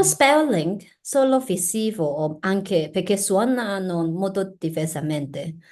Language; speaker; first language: Italian; non-native, learner; Chinese